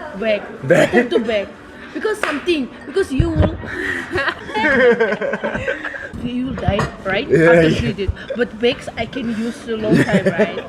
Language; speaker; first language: English; non-native, learner; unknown